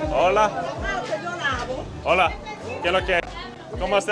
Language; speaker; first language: Spanish; non-native, learner; English